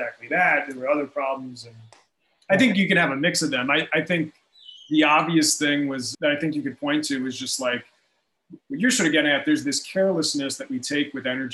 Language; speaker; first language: English; native; English